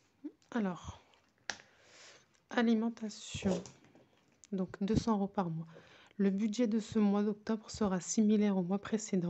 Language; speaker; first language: French; native; French